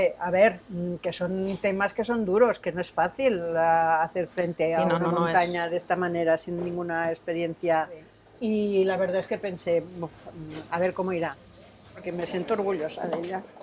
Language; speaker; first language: Spanish; non-native, local second language; Catalan